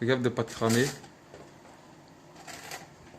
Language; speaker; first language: French; native; French